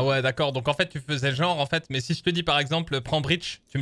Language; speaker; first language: French; native; French